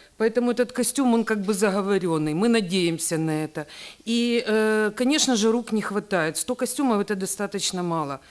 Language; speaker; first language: Russian; native; Russian